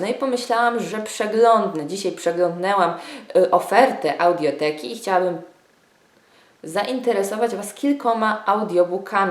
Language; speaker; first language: Polish; native; Polish